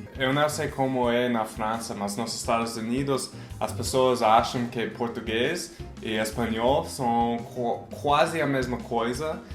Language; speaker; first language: Portuguese; non-native, fluent; English